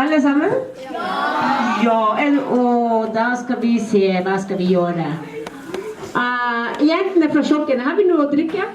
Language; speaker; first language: Swedish; non-native, fluent; Somali